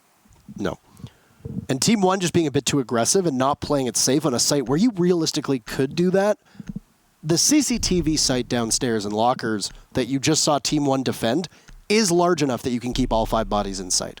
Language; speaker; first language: English; native; English